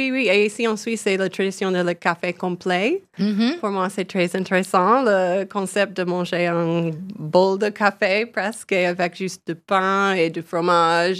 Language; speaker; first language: French; non-native, learner; English